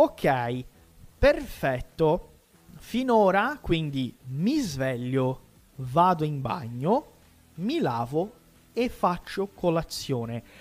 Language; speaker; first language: Italian; non-native, fluent; Portuguese